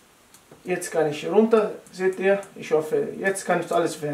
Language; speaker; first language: German; non-native, fluent; Italian